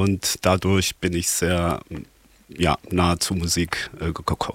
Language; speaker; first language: German; non-native, fluent; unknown